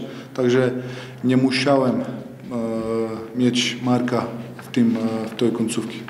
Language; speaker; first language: Polish; non-native, fluent; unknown